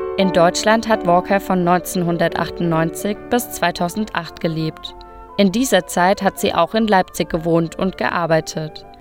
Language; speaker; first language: German; native; German